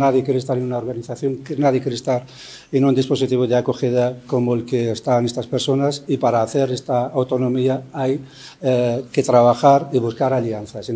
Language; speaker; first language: Spanish; native; Spanish